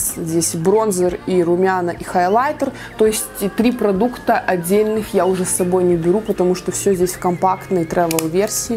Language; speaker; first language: Russian; native; Russian